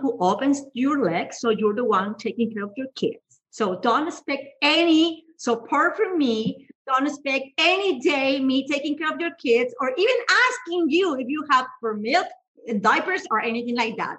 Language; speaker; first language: English; non-native, fluent; Spanish